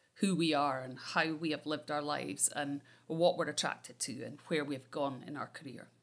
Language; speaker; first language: English; native; English